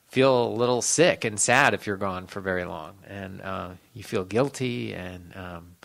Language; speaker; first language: English; native; English